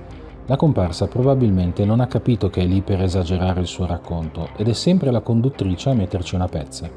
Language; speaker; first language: Italian; native; Italian